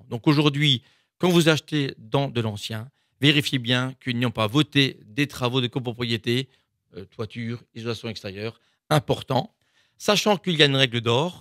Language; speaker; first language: French; native; French